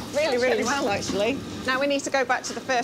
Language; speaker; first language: English; native; English